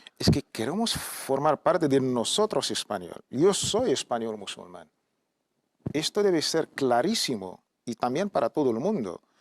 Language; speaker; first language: Spanish; non-native, fluent; Arabic